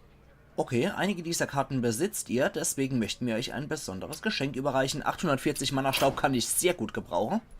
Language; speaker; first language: German; native; German